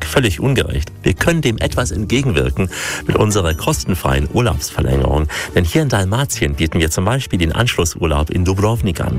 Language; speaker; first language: German; native; German